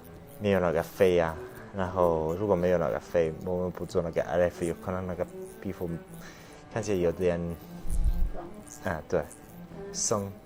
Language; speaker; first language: Chinese; non-native, fluent; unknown